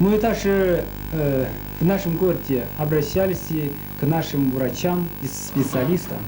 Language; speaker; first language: Russian; non-native, fluent; Chinese